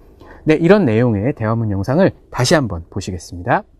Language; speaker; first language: Korean; native; Korean